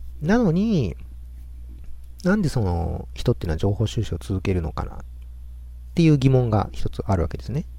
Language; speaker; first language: Japanese; native; Japanese